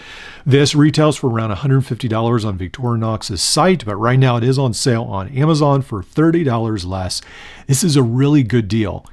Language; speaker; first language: English; native; English